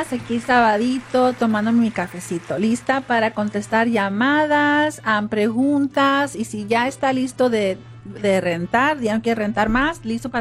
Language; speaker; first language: Spanish; early bilingual, heritage; Spanish